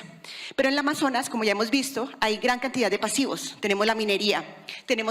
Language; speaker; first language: Spanish; native; Spanish